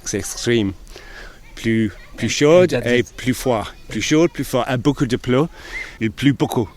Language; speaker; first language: French; non-native, learner; English